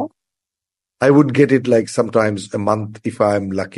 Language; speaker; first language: English; non-native, local second language; Assamese